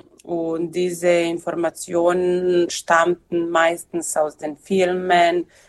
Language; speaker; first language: German; non-native, fluent; Serbian